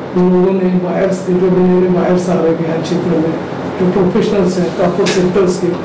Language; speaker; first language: Hindi; non-native, local second language; Marathi